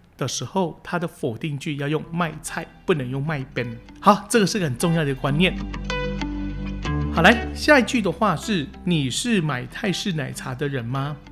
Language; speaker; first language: Chinese; early bilingual, heritage; Chinese